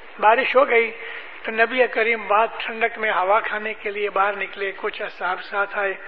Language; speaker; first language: Urdu; non-native, local second language; Gujarati